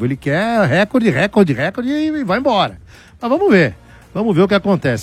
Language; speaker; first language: Portuguese; native; Portuguese